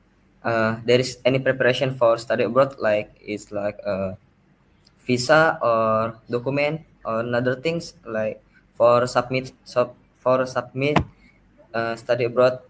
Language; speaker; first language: English; non-native, learner; Indonesian